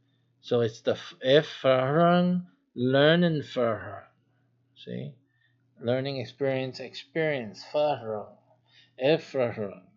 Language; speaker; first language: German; non-native, learner; English